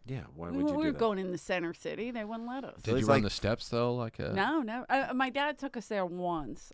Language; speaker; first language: English; native; English